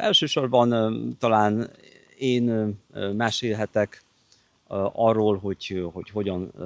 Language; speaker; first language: Hungarian; non-native, fluent; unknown